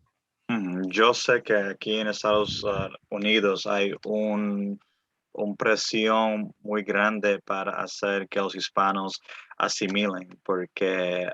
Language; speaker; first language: Spanish; early bilingual, other home language; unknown